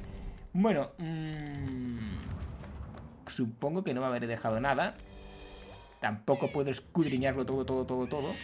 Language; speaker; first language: Spanish; native; Spanish